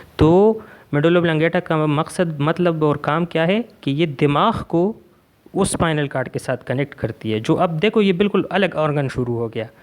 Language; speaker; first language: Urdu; non-native, local second language; Pashto